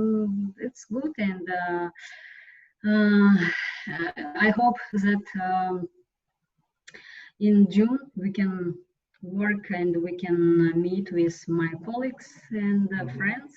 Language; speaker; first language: English; non-native, learner; Russian